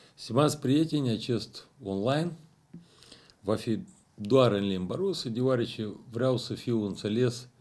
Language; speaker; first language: Russian; non-native, local second language; Romanian